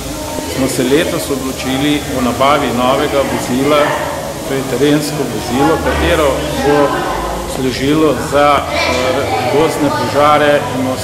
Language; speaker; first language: Slovenian; native; Slovenian